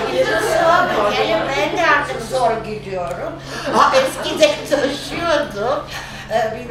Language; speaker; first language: Turkish; non-native, fluent; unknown